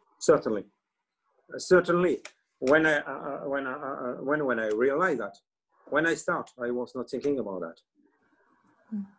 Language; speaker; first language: English; non-native, learner; French